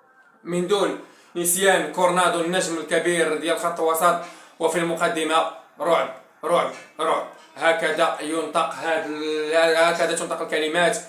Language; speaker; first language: Arabic; native; Arabic